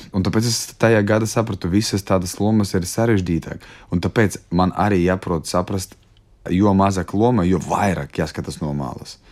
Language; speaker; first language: Latvian; non-native, local second language; Russian